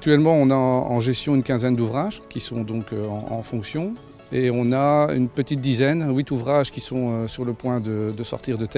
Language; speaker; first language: French; native; French